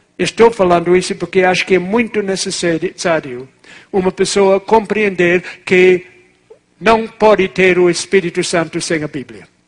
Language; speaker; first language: Portuguese; non-native, fluent; English